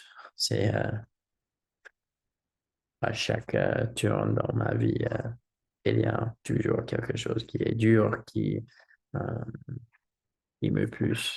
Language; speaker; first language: French; non-native, learner; English